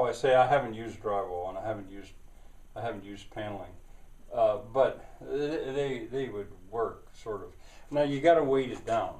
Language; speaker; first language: English; native; English